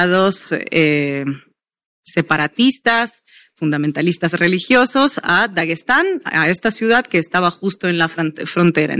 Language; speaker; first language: Spanish; non-native, fluent; Russian